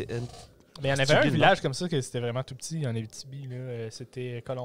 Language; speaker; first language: French; native; French